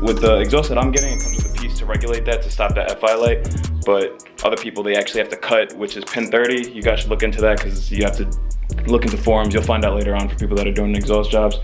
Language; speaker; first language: English; native; English